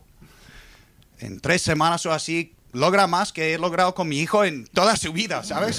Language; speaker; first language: Spanish; non-native, fluent; English